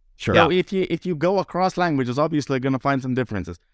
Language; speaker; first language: English; non-native, fluent; Lithuanian